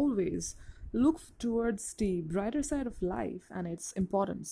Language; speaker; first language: English; non-native, local second language; Assamese